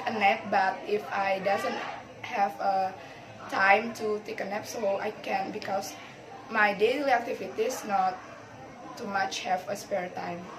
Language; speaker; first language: English; non-native, learner; Indonesian